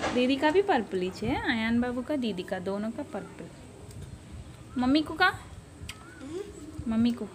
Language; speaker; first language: Hindi; native; Hindi